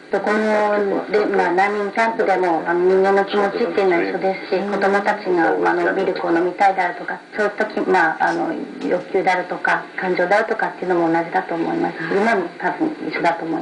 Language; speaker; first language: Japanese; native; Japanese